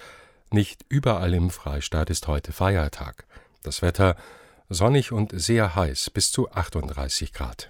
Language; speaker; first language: German; native; German